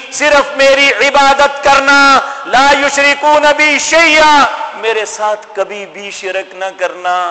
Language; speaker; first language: Urdu; non-native, local second language; Punjabi